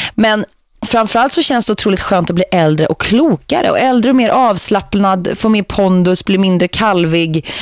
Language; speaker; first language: Swedish; native; Swedish